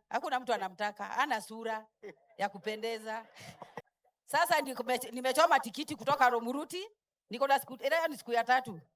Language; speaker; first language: Swahili; non-native, local second language; Kikuyu